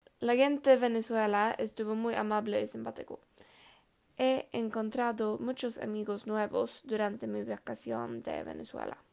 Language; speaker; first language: Spanish; non-native, learner; Swedish